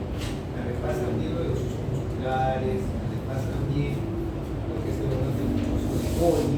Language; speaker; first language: Spanish; native; Spanish